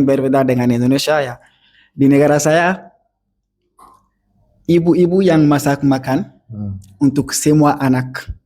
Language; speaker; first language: Indonesian; non-native, learner; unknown